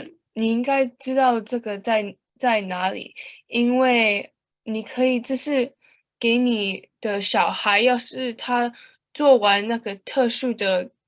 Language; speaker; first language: Chinese; early bilingual, heritage; Chinese